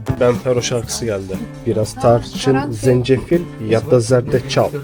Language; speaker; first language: Turkish; native; Turkish